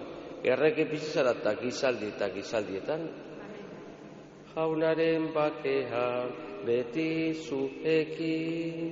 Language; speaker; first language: Basque; native; Basque